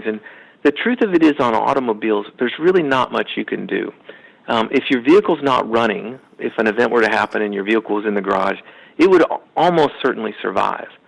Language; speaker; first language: English; native; English